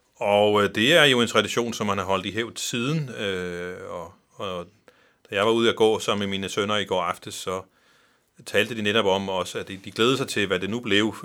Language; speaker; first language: Danish; non-native, local second language; Faroese